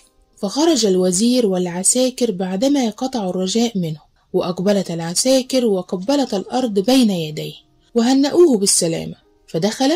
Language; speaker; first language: Arabic; native; Arabic